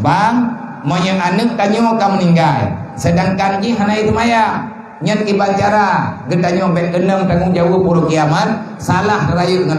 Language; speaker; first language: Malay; non-native, local second language; Achinese